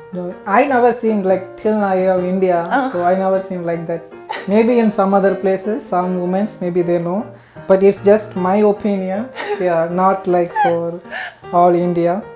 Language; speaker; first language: English; non-native, local second language; Tamil